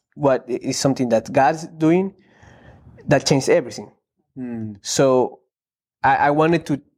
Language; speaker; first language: English; non-native, fluent; Spanish